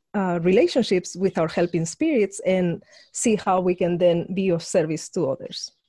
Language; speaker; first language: English; non-native, fluent; Spanish